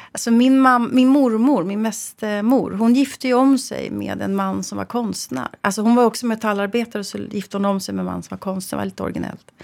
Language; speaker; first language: Swedish; native; Swedish